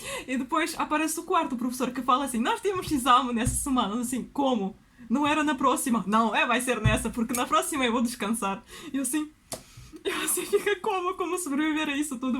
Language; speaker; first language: Portuguese; non-native, fluent; Russian